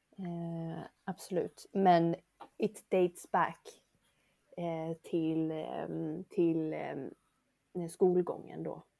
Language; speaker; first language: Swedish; early bilingual, other home language; Chinese